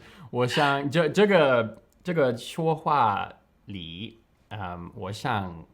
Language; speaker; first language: Chinese; non-native, learner; English